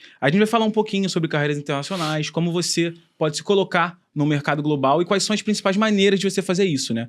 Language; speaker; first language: Portuguese; native; Portuguese